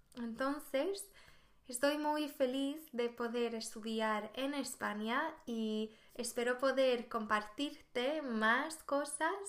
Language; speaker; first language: Spanish; non-native, fluent; Swedish